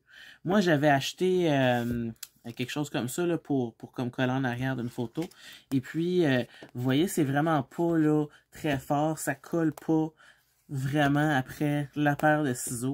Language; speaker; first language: French; native; French